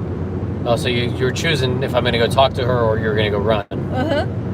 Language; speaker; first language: English; native; English